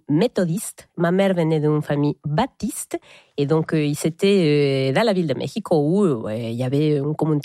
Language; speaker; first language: French; non-native, fluent; Spanish